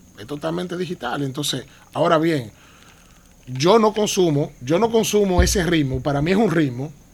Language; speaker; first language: Spanish; native; Spanish